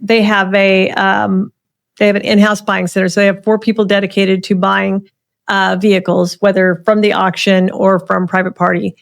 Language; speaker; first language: English; native; English